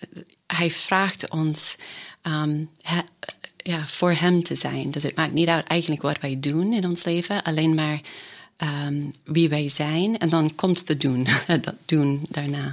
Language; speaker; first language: Dutch; non-native, fluent; English